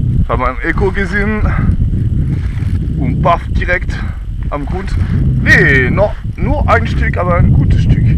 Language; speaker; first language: German; non-native, fluent; French